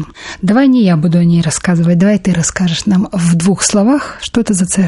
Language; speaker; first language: Russian; native; Russian